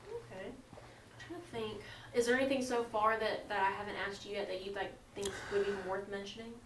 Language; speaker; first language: English; native; English